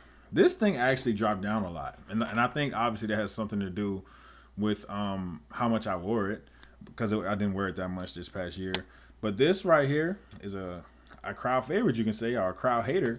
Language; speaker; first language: English; native; English